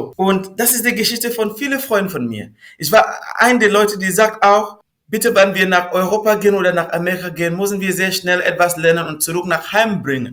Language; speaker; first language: German; non-native, fluent; Northern Sotho